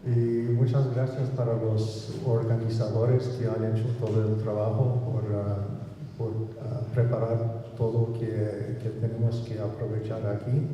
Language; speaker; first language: Spanish; non-native, fluent; English